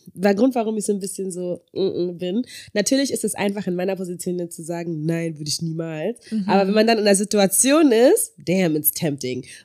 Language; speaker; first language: German; native; German